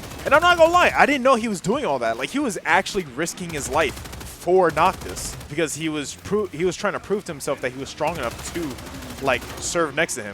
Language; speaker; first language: English; native; English